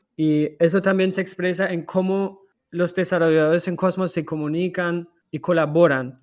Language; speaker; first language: Spanish; non-native, fluent; German